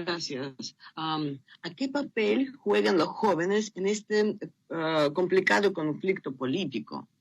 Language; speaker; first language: Spanish; non-native, learner; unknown